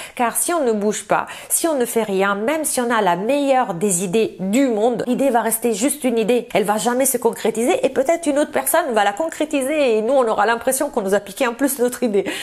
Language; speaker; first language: French; non-native, fluent; Italian